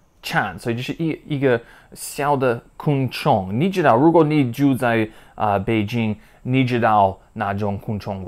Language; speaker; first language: Chinese; non-native, learner; English